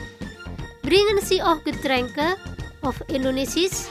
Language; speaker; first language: German; non-native, learner; Indonesian